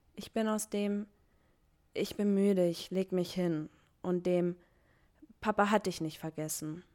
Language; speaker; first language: German; early bilingual, other home language; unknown